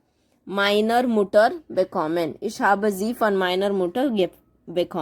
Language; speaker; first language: German; non-native, fluent; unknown